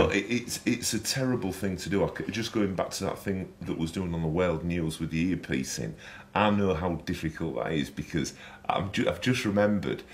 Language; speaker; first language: English; native; English